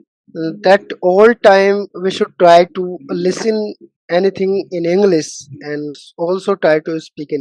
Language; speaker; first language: English; non-native, learner; Hindi